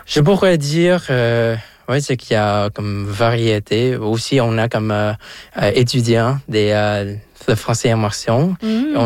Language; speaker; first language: French; non-native, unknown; Vietnamese